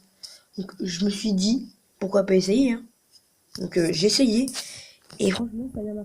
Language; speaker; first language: French; native; French